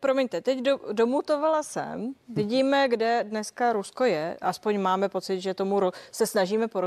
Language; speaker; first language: Czech; native; Czech